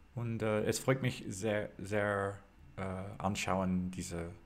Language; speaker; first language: German; non-native, learner; English